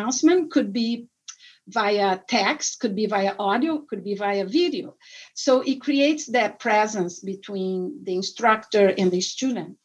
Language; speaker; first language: English; non-native, fluent; Portuguese